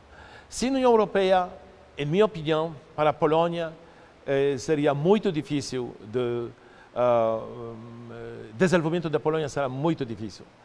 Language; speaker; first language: Portuguese; non-native, fluent; Polish